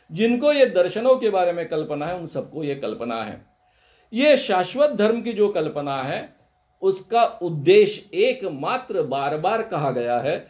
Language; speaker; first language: Hindi; non-native, local second language; Marathi